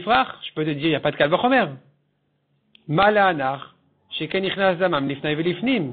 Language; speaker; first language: French; native; French